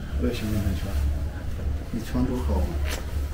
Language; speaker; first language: Chinese; non-native, learner; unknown